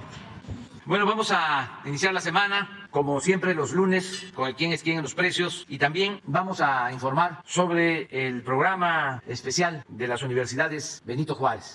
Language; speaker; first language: Spanish; native; Spanish